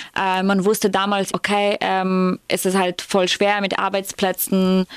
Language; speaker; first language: German; non-native, fluent; Ukrainian